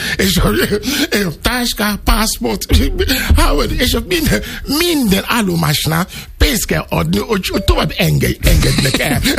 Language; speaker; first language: Hungarian; non-native, learner; Yoruba